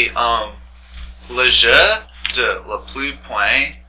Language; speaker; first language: French; non-native, learner; English